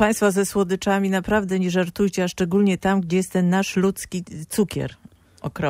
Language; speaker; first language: Polish; native; Polish